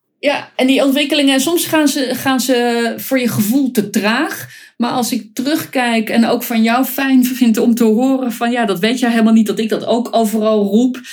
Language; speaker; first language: Dutch; native; Dutch